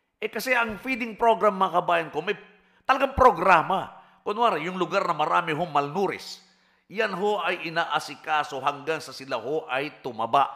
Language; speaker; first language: Filipino; native; Filipino